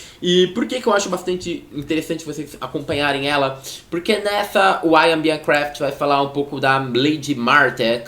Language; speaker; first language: Portuguese; native; Portuguese